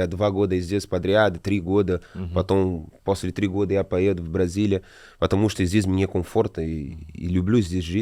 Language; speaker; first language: Russian; non-native, learner; Portuguese